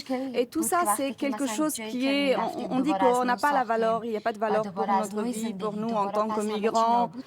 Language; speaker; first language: French; non-native, learner; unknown